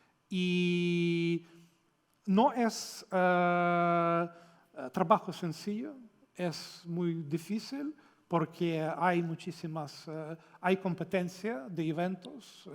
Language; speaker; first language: Spanish; non-native, fluent; Ukrainian